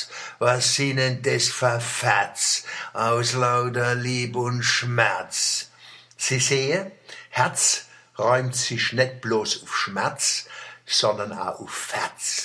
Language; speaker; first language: German; native; German